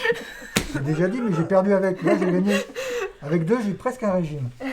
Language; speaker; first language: French; native; French